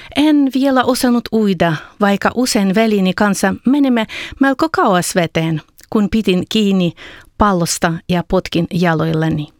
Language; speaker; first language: Finnish; non-native, fluent; Ukrainian